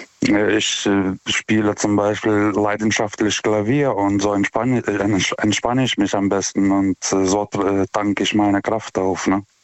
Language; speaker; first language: German; non-native, fluent; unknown